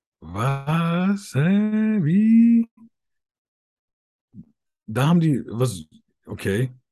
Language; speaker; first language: German; native; German